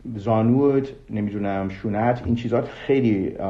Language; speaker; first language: Persian; early bilingual, heritage; Persian